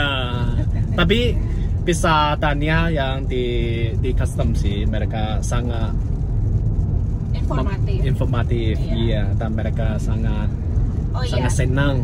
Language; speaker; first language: Indonesian; non-native, fluent; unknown